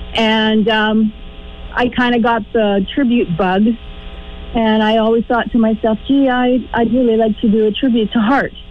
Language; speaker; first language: English; native; English